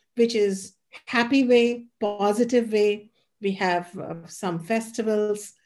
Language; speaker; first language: English; non-native, local second language; Hindi